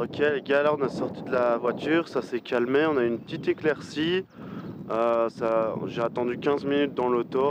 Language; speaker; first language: French; native; French